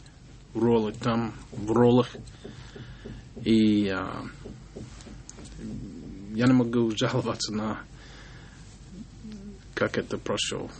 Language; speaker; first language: Russian; non-native, learner; English